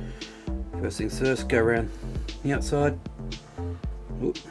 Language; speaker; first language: English; native; English